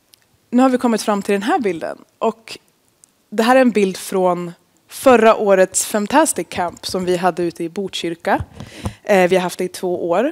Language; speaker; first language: Swedish; native; Swedish